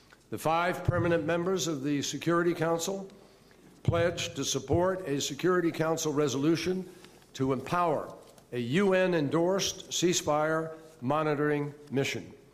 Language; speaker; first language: English; native; English